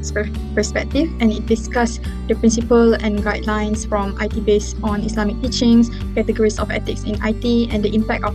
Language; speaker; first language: English; non-native, local second language; Malay